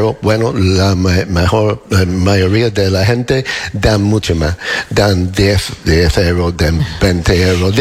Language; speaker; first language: Spanish; non-native, learner; English